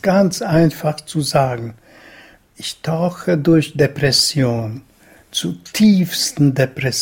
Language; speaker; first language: German; non-native, fluent; Hungarian